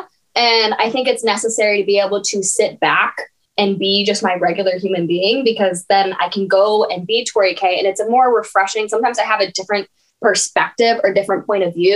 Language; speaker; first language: English; native; English